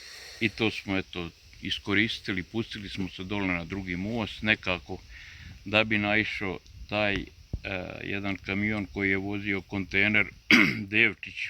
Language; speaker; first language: Croatian; native; Croatian